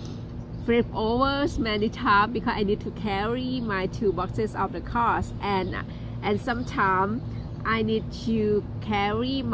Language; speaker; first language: English; non-native, learner; Thai